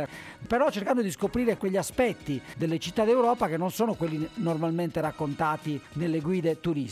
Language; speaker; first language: Italian; native; Italian